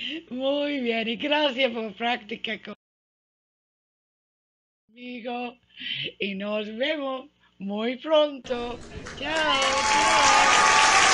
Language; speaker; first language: Spanish; non-native, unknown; English